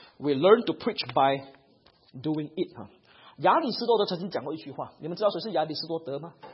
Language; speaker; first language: Chinese; native; Chinese